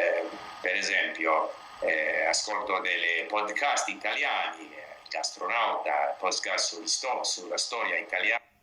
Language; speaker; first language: Italian; non-native, learner; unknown